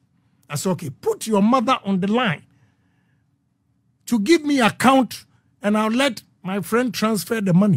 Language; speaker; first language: English; non-native, local second language; Akan